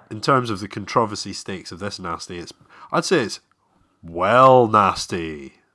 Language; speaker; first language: English; native; English